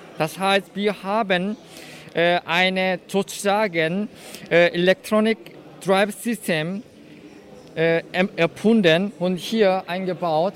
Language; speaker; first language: German; non-native, fluent; Korean